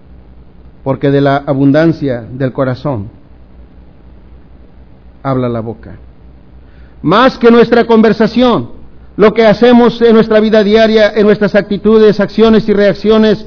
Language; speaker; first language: Spanish; native; Spanish